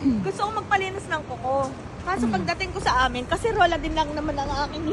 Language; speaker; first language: Filipino; native; Filipino